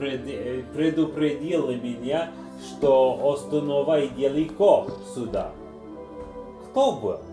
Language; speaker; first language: Russian; non-native, learner; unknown